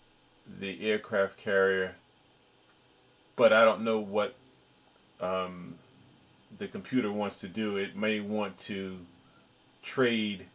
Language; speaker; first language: English; native; English